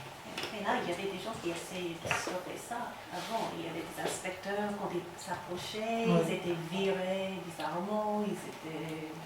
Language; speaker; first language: French; non-native, fluent; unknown